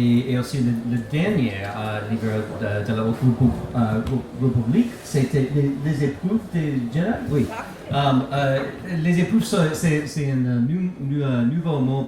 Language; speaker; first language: French; non-native, learner; English